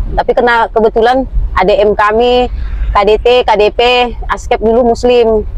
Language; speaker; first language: Indonesian; native; Indonesian